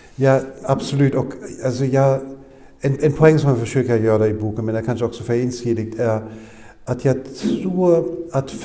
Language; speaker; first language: Swedish; non-native, fluent; German